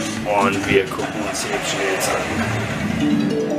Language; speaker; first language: German; native; German